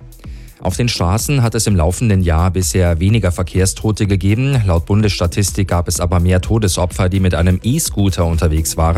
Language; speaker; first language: German; native; German